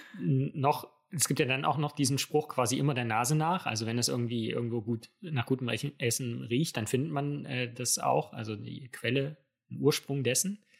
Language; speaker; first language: German; native; German